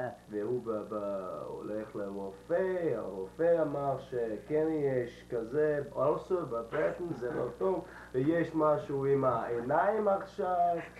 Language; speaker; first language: Hebrew; non-native, learner; English